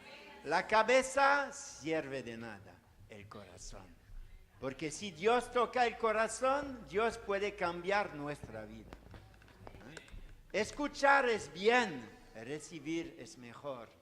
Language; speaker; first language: Spanish; non-native, learner; French